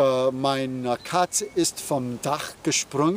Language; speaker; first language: German; non-native, fluent; English